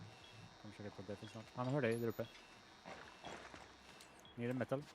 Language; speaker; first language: Swedish; native; Swedish